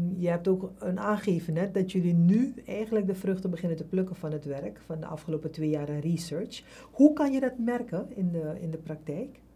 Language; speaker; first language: Dutch; native; Dutch